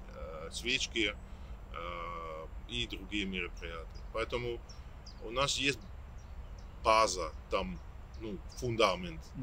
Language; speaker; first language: Russian; non-native, fluent; Dutch